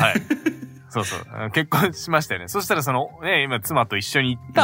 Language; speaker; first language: Japanese; native; Japanese